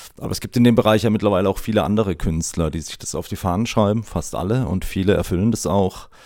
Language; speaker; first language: German; native; German